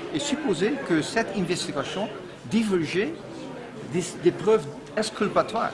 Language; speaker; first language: French; non-native, fluent; Dutch